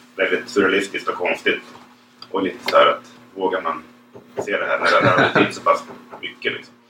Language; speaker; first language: Swedish; native; Swedish